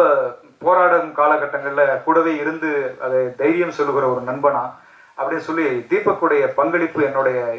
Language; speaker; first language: Tamil; native; Tamil